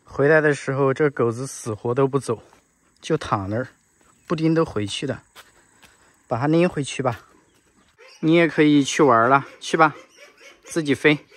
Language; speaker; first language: Chinese; native; Chinese